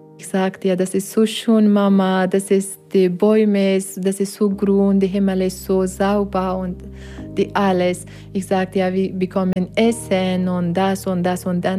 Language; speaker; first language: German; non-native, learner; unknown